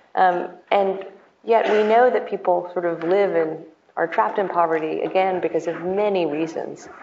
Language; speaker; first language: English; native; English